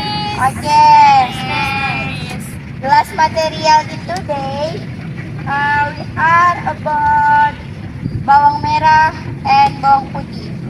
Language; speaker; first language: English; non-native, learner; Indonesian